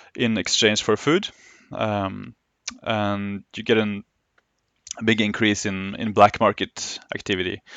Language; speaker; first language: English; non-native, fluent; Norwegian